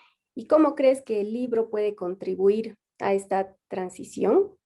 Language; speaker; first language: Spanish; native; Spanish